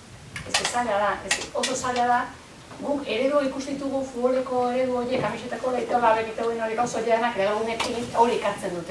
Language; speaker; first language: Basque; native; Basque